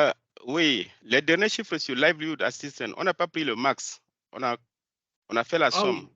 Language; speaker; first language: French; non-native, local second language; Malagasy